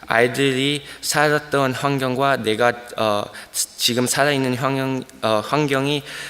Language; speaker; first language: Korean; early bilingual, heritage; Korean